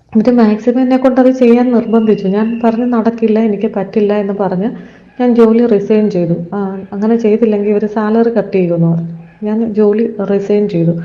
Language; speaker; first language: Malayalam; native; Malayalam